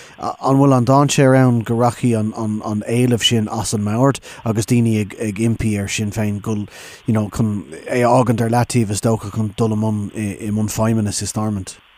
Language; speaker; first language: Irish; non-native, local second language; English